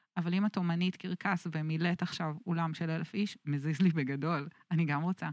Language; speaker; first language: Hebrew; native; Hebrew